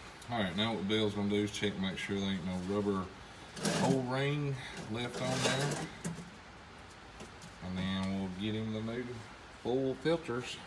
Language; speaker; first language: English; native; English